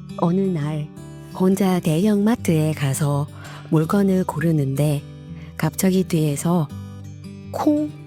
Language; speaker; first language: Korean; non-native, fluent; Vietnamese